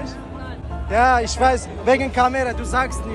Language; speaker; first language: German; non-native, learner; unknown